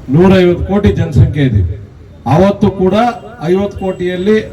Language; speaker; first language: Kannada; native; Kannada